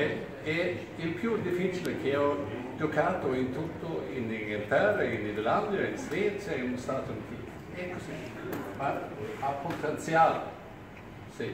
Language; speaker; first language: Italian; non-native, learner; Swedish